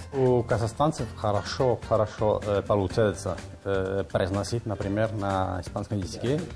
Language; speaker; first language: Russian; non-native, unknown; Spanish